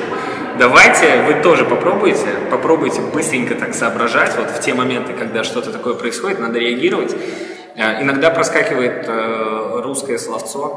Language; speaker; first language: Russian; native; Russian